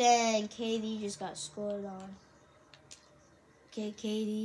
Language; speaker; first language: English; native; English